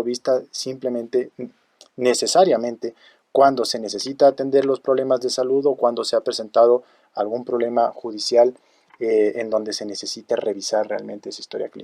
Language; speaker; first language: Spanish; native; Spanish